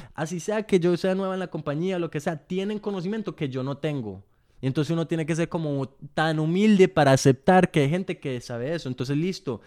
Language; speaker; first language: Spanish; early bilingual, heritage; Spanish